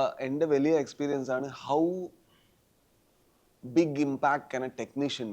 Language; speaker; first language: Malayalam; non-native, learner; Tulu